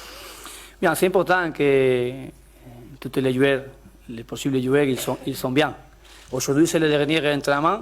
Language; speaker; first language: French; non-native, learner; Spanish